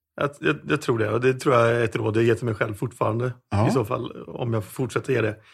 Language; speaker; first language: Swedish; native; Swedish